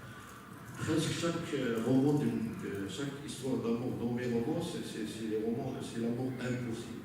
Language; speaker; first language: French; non-native, local second language; Arabic